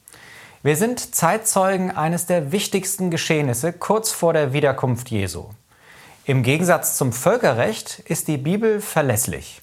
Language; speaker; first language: German; native; German